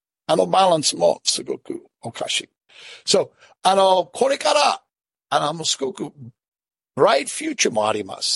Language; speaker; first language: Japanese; non-native, learner; English